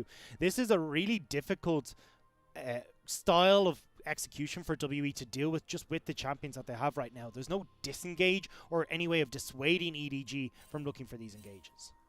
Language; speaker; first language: English; native; English